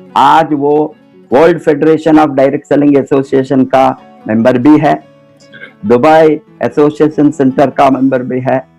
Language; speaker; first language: Hindi; non-native, local second language; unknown